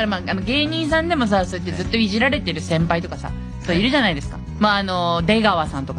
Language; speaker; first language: Japanese; native; Japanese